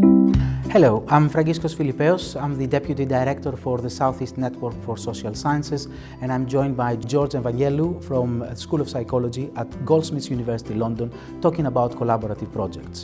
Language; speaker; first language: English; non-native, fluent; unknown